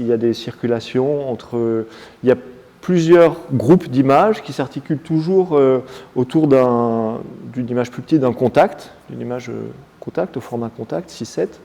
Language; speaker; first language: French; native; French